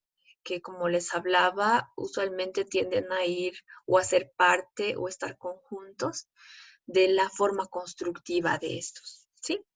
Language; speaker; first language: Spanish; native; Spanish